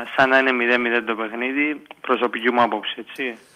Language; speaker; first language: Greek; native; Greek